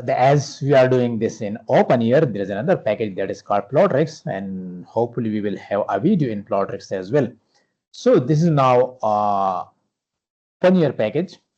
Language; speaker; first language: English; non-native, fluent; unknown